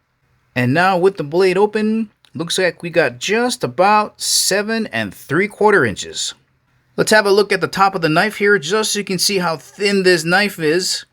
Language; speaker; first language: English; native; English